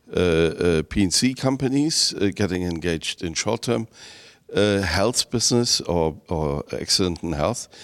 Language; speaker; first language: English; non-native, fluent; German